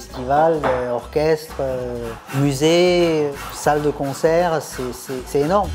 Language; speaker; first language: French; native; French